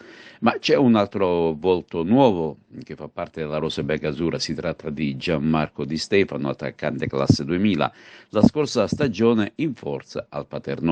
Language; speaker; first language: Italian; native; Italian